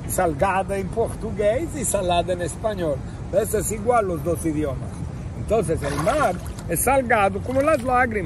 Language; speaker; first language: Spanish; non-native, fluent; English